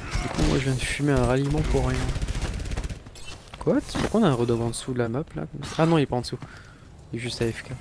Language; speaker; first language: French; native; French